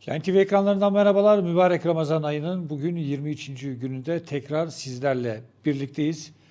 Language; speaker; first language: Turkish; native; Turkish